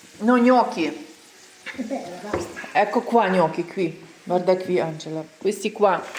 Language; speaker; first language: Italian; non-native, learner; Ukrainian